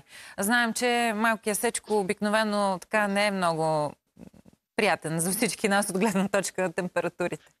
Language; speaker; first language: Bulgarian; native; Bulgarian